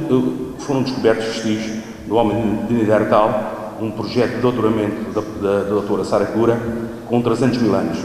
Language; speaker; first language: Portuguese; native; Portuguese